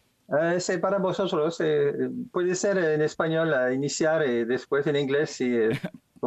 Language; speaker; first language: Spanish; non-native, learner; French